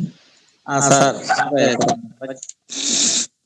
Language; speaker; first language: Hindi; non-native, local second language; Telugu